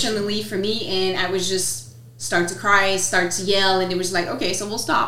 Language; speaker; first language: English; non-native, fluent; French